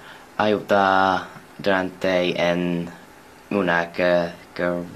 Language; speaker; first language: Spanish; non-native, learner; English